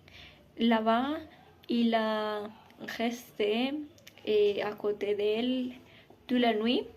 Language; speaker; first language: French; non-native, learner; Spanish